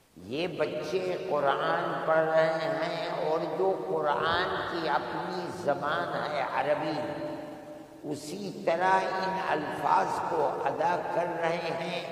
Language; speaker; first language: Urdu; native; Urdu